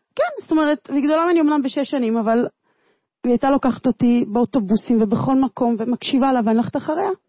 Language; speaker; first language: Hebrew; early bilingual, other home language; Russian